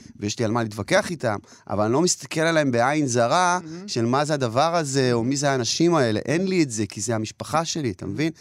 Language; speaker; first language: Hebrew; native; Hebrew